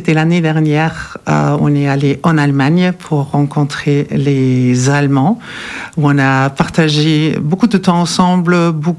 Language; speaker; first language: French; non-native, fluent; German